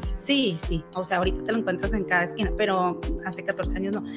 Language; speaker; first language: Spanish; native; Spanish